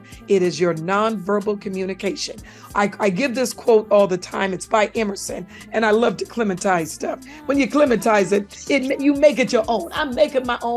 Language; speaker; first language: English; native; English